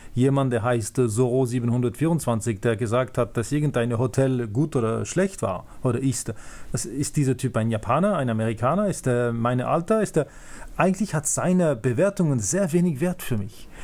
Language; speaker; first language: German; non-native, local second language; French